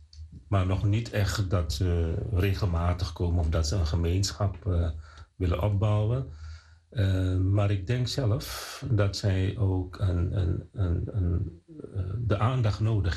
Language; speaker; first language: Dutch; non-native, fluent; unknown